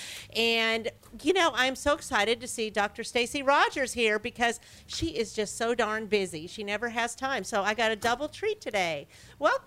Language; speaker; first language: English; native; English